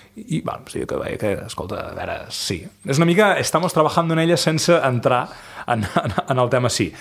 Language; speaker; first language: Catalan; native; Catalan